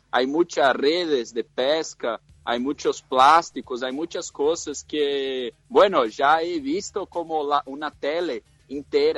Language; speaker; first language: Spanish; non-native, fluent; Portuguese